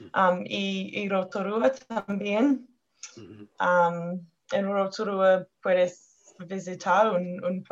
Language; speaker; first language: Spanish; non-native, learner; English